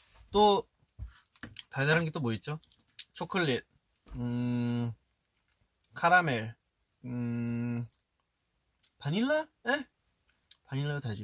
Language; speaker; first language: Korean; early bilingual, heritage; Korean